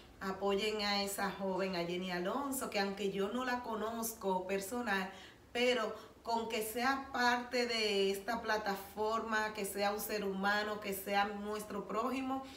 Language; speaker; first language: Spanish; native; Spanish